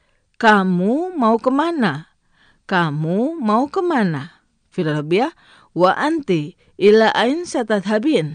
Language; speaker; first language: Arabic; non-native, fluent; Indonesian